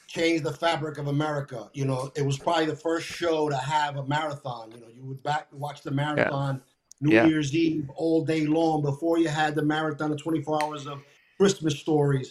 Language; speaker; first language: English; native; English